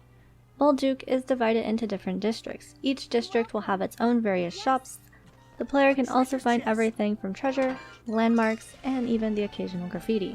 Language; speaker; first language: English; native; English